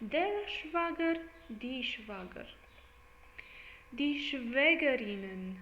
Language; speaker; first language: German; non-native, learner; English